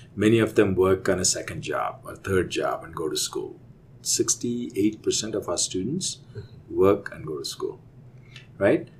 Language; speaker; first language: English; non-native, local second language; Telugu